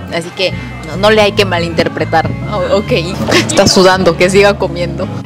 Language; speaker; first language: Spanish; non-native, fluent; Korean